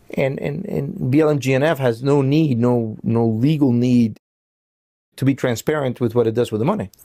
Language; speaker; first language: English; early bilingual, other home language; Spanish